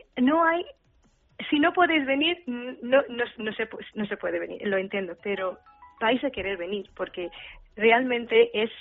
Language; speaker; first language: Spanish; non-native, fluent; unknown